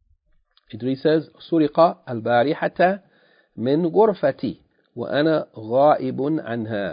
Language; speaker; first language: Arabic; non-native, fluent; English